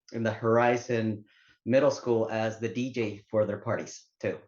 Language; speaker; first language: English; non-native, fluent; Spanish